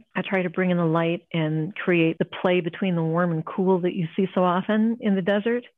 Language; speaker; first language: English; native; English